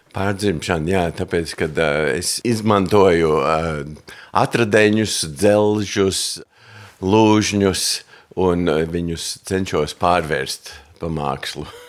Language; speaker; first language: Latvian; early bilingual, heritage; Latvian